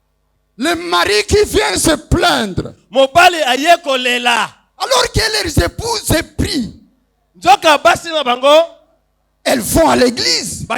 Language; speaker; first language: French; non-native, local second language; Lingala